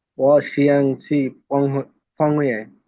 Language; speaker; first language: Chinese; non-native, learner; Bangla